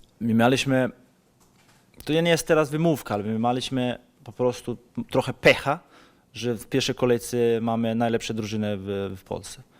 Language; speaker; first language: Polish; non-native, fluent; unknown